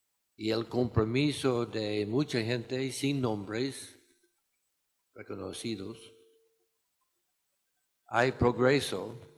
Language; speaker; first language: Spanish; non-native, fluent; English